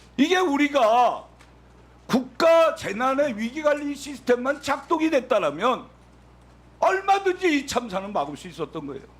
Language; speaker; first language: Korean; native; Korean